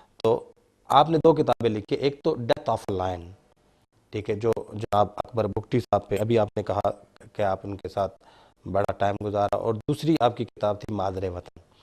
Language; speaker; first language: Urdu; non-native, local second language; Baluchi